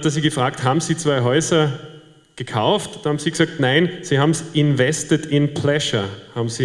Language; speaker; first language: German; native; German